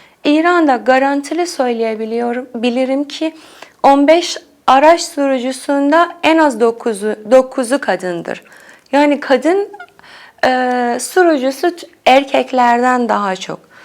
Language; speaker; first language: Turkish; non-native, fluent; Persian